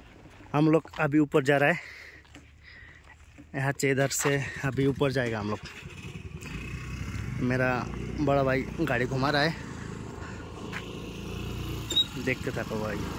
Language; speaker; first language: Hindi; non-native, local second language; Bangla